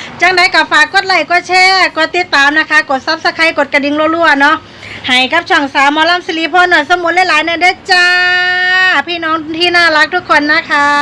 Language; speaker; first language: Thai; non-native, local second language; Northeastern Thai